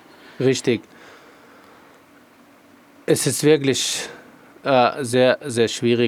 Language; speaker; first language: German; non-native, fluent; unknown